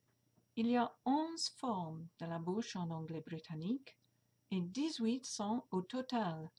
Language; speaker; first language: French; non-native, fluent; English